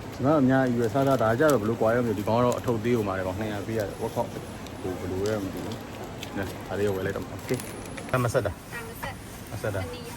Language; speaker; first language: Burmese; native; Burmese